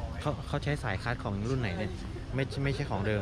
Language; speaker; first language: Thai; native; Thai